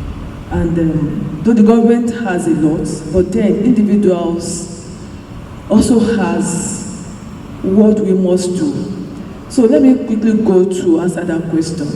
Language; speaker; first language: English; non-native, local second language; Yoruba